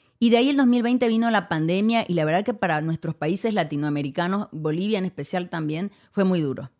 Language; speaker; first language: Spanish; native; Spanish